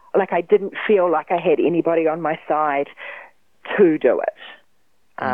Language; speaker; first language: English; native; English